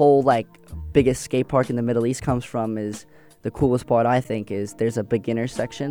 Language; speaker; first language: English; native; English